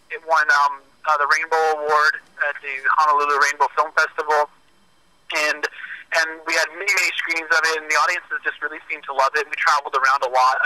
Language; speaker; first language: English; native; English